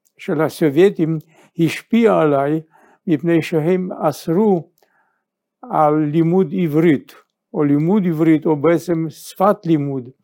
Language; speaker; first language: Hebrew; non-native, fluent; Yiddish